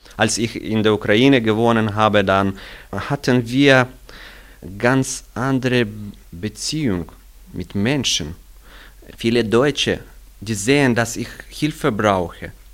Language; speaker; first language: German; non-native, learner; Russian